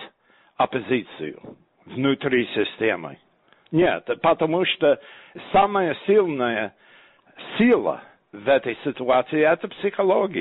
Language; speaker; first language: Russian; non-native, fluent; English